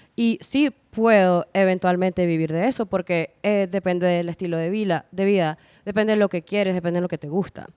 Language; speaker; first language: Spanish; early bilingual, heritage; Spanish